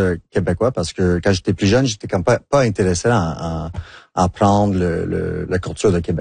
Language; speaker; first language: French; non-native, local second language; English